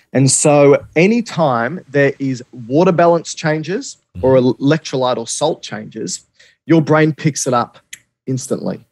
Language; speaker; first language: English; native; English